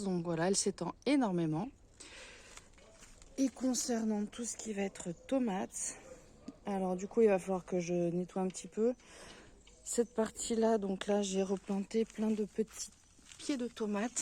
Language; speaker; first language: French; native; French